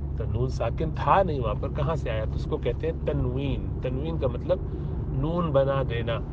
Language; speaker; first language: Urdu; native; Urdu